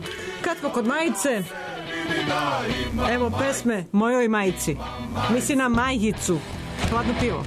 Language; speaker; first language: Serbian; native; Serbian